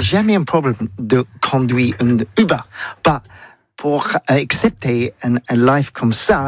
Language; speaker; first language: French; non-native, learner; English